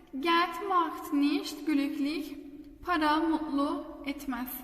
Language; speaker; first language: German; non-native, fluent; Turkish